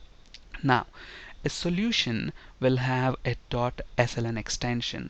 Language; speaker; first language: English; non-native, local second language; Telugu